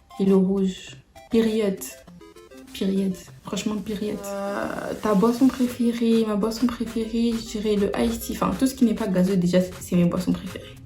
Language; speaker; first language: French; early bilingual, other home language; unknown